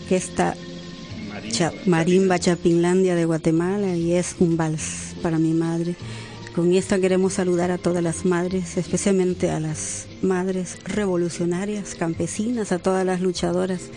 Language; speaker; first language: Spanish; native; Spanish